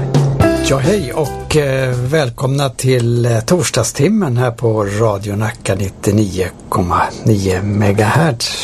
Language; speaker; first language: Swedish; native; Swedish